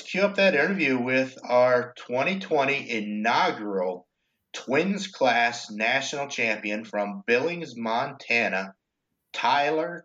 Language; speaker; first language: English; native; English